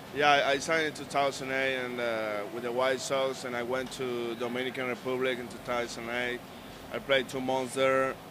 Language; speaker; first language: English; non-native, learner; Spanish